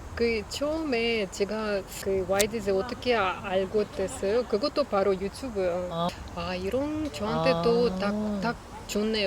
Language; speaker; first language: Korean; non-native, learner; Russian